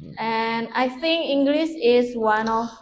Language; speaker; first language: English; non-native, learner; Indonesian